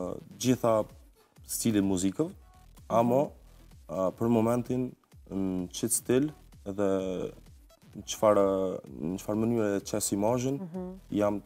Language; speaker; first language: Albanian; early bilingual, heritage; Albanian